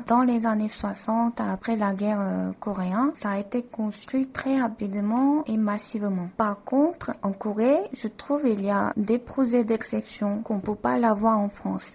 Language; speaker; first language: French; non-native, fluent; Korean